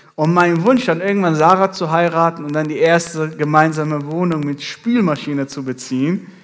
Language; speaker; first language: German; non-native, fluent; Persian